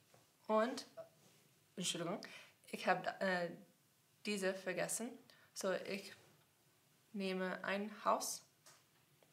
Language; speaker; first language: German; non-native, learner; English